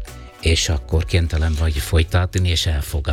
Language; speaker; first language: Hungarian; non-native, fluent; Italian